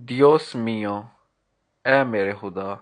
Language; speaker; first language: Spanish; non-native, fluent; Urdu